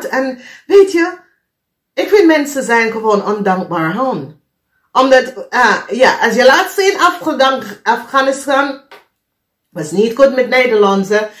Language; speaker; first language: Dutch; non-native, fluent; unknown